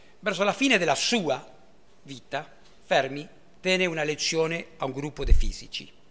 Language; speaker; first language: Italian; early bilingual, heritage; Italian